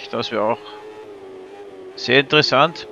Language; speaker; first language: German; native; German